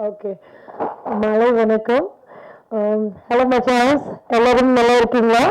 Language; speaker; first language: Tamil; non-native, learner; Kannada